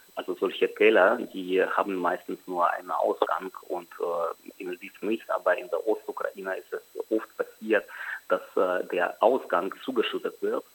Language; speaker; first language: German; non-native, fluent; Ukrainian